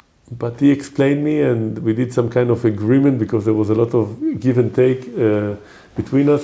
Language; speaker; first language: English; non-native, fluent; Hebrew